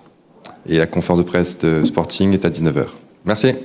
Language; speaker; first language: French; native; French